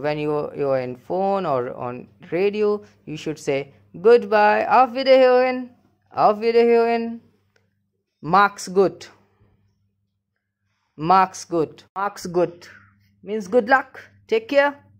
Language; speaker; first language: English; non-native, local second language; Hindi